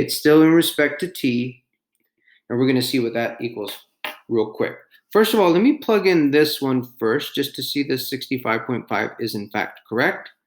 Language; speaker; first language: English; native; English